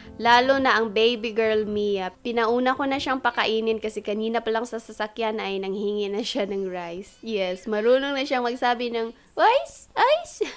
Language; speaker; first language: Filipino; non-native, local second language; Cebuano